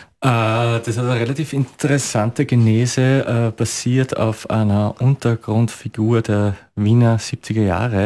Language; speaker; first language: German; native; German